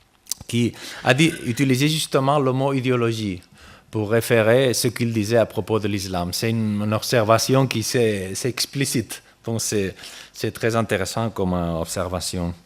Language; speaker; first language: French; non-native, fluent; Spanish